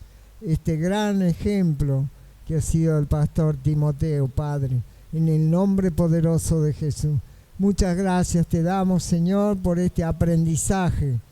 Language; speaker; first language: Spanish; native; Spanish